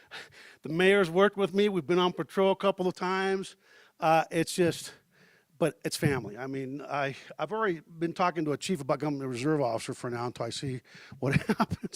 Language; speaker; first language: English; early bilingual, heritage; Spanish